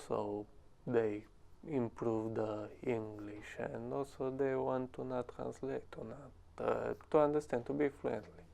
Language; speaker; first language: English; non-native, learner; Romanian